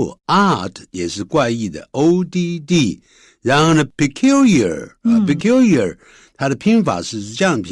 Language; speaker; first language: Chinese; native; Chinese